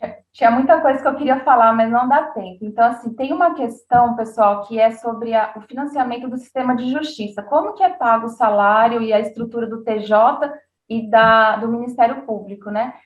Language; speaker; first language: Portuguese; native; Portuguese